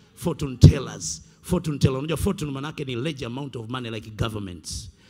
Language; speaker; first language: English; non-native, local second language; Swahili